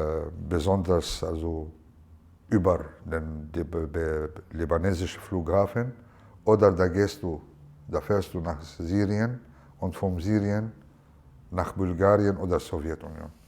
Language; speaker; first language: German; non-native, fluent; Arabic